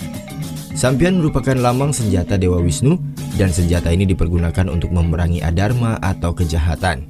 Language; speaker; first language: Indonesian; native; Indonesian